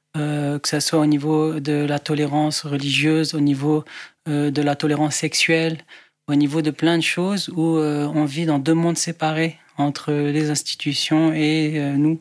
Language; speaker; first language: French; non-native, local second language; Arabic